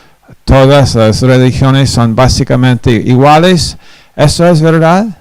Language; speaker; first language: Spanish; non-native, fluent; English